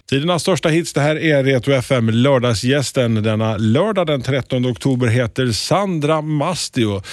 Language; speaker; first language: Swedish; native; Swedish